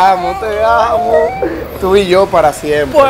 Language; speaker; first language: Spanish; native; Spanish